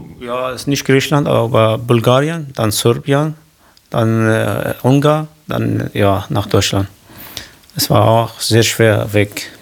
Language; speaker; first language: German; non-native, learner; Kurdish